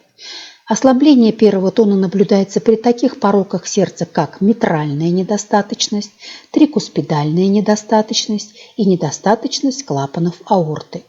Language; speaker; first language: Russian; native; Russian